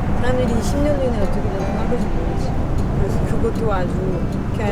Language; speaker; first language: Korean; non-native, learner; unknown